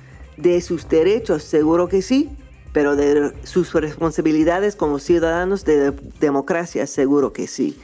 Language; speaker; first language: Spanish; non-native, fluent; English